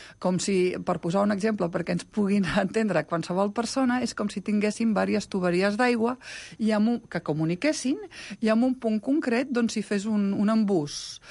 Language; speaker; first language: Catalan; non-native, local second language; Spanish